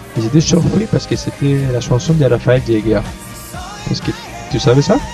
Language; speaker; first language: French; non-native, fluent; Spanish